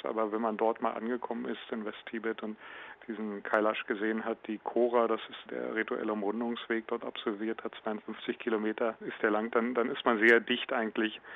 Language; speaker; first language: German; native; German